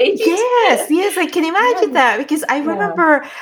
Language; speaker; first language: English; native; English